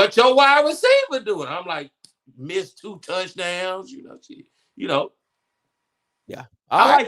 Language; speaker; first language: English; native; English